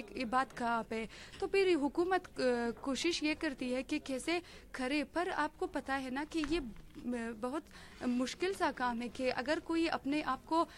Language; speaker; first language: Urdu; non-native, learner; Persian